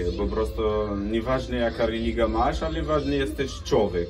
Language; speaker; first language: Polish; non-native, learner; Arabic